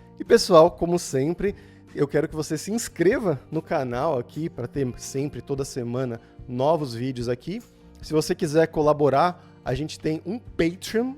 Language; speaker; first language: Portuguese; native; Portuguese